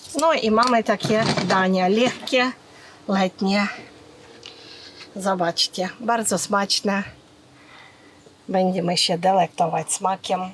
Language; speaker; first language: Polish; non-native, fluent; Ukrainian